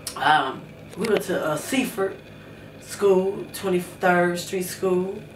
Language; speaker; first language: English; native; English